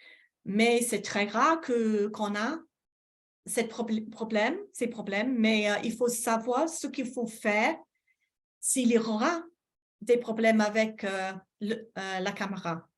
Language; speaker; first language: French; non-native, fluent; English